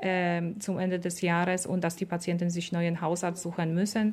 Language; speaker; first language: German; non-native, fluent; Polish